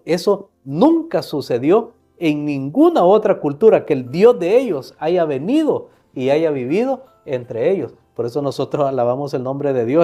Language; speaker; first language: Spanish; native; Spanish